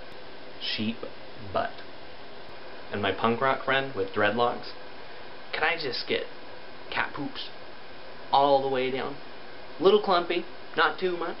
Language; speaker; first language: English; native; English